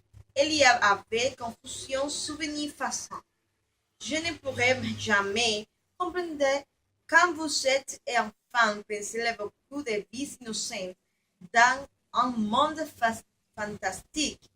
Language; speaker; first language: French; non-native, learner; Spanish